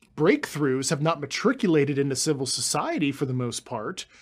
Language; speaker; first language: English; native; English